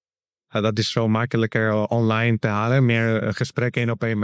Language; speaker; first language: Dutch; non-native, learner; Spanish